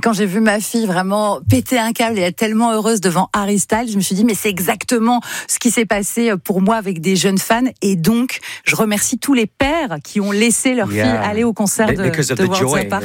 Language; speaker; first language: French; native; French